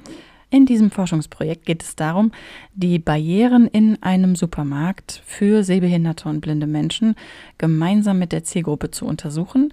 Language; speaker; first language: German; native; German